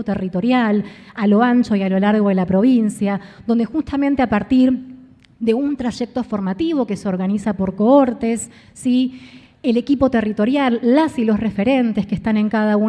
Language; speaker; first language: Spanish; native; Spanish